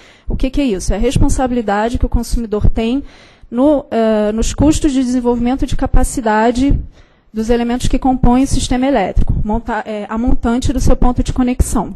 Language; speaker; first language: Portuguese; native; Portuguese